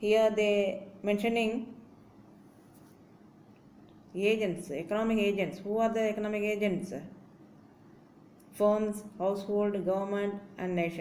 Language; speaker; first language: English; non-native, local second language; Tamil